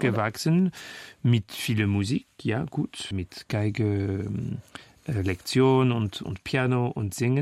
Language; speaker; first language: German; non-native, local second language; French